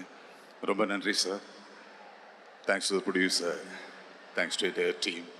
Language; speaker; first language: Tamil; non-native, learner; Malayalam